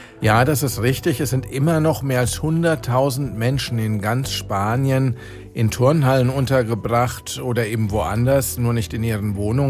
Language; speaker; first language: German; native; German